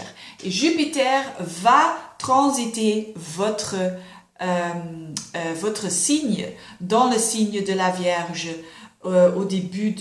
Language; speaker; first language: French; non-native, fluent; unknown